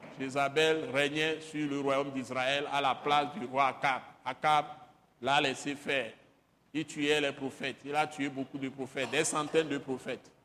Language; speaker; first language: French; non-native, local second language; Ewe